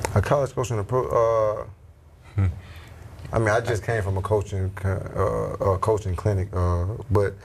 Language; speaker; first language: English; native; English